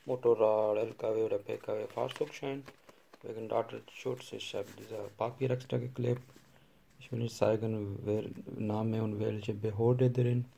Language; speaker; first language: German; non-native, learner; Urdu